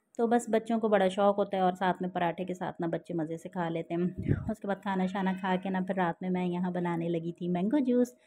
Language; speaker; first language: Urdu; native; Urdu